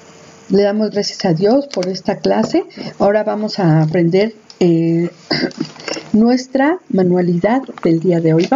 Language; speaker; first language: Spanish; native; Spanish